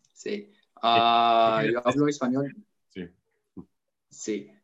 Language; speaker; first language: English; non-native, fluent; Arabic